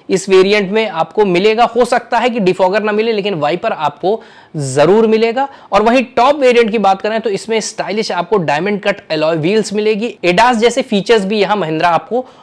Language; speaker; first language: Hindi; native; Hindi